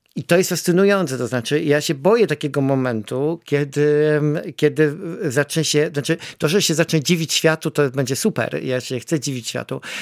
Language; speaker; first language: Polish; native; Polish